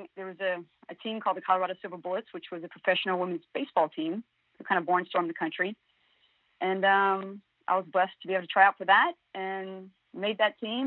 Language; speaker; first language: English; native; English